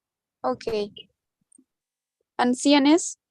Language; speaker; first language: English; non-native, learner; Spanish